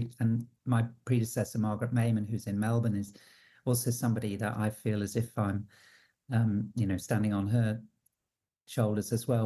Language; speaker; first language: English; native; English